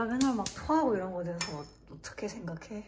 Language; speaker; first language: Korean; early bilingual, heritage; Korean